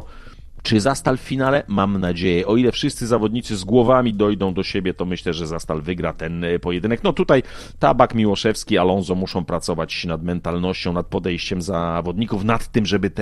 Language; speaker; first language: Polish; native; Polish